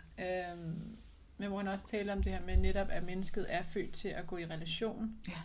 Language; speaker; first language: Danish; native; Danish